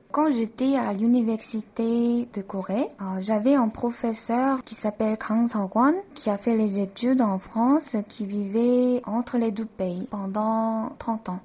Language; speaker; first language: French; non-native, fluent; Korean